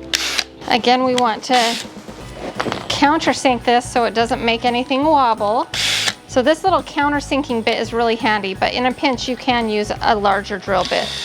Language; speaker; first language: English; native; English